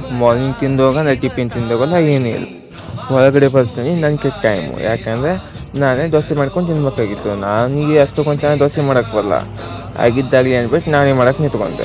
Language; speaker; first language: Kannada; native; Kannada